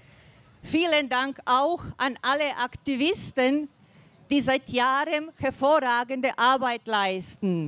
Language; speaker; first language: German; non-native, fluent; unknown